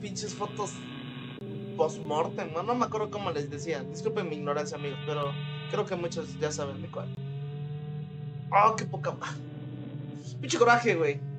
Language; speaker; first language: Spanish; native; Spanish